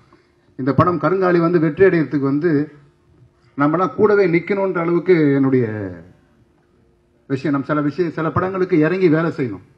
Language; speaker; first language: Tamil; native; Tamil